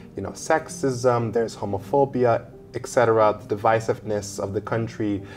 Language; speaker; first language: English; native; English